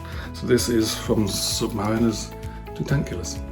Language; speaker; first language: English; native; English